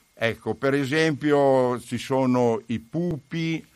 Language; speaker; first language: Italian; native; Italian